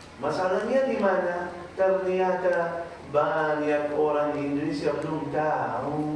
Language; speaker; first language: Malay; non-native, fluent; Arabic